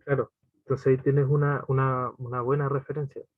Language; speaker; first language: Spanish; native; Spanish